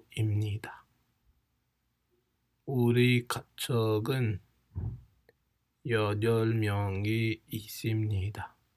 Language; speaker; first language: Korean; non-native, fluent; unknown